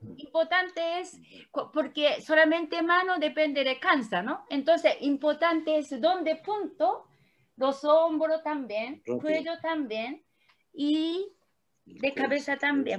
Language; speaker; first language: Spanish; non-native, learner; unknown